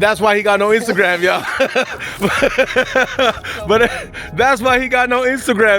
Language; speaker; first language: English; native; English